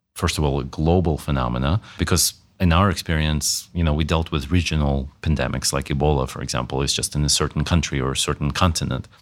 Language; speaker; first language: English; native; English